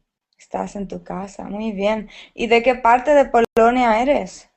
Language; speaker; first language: Spanish; native; Spanish